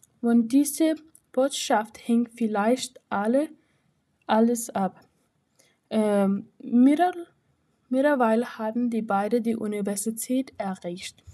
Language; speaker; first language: German; non-native, learner; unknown